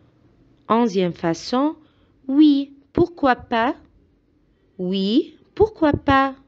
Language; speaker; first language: French; non-native, fluent; Arabic